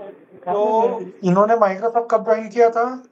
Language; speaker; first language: Hindi; native; Hindi